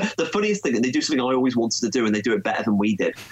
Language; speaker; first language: English; native; English